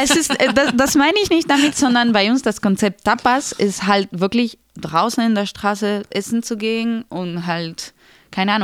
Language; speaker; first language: German; non-native, fluent; Spanish